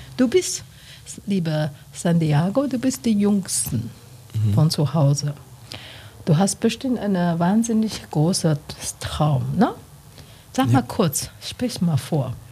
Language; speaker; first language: German; non-native, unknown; Chinese